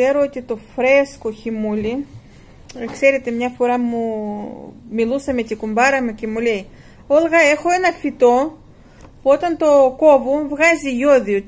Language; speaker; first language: Greek; non-native, fluent; Russian